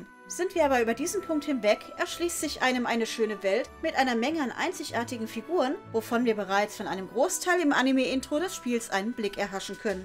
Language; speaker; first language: German; native; German